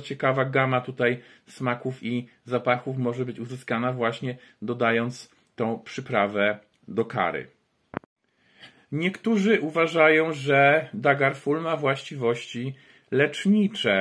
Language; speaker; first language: Polish; native; Polish